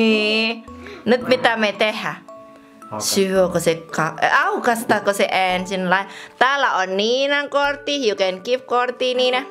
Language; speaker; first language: Finnish; non-native, learner; Indonesian